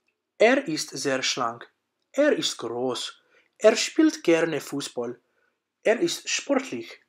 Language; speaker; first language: German; non-native, learner; English